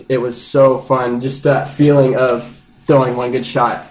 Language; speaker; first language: English; native; English